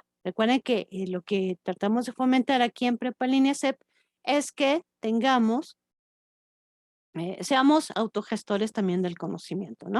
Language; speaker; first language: Spanish; native; Spanish